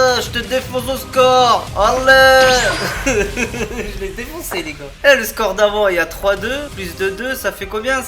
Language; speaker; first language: French; native; French